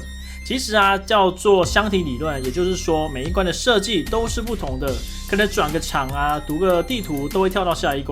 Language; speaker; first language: Chinese; native; Chinese